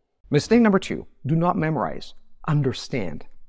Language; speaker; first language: English; non-native, fluent; Italian